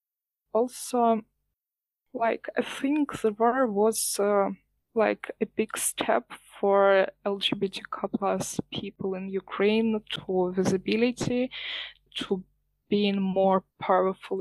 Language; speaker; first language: English; non-native, learner; Ukrainian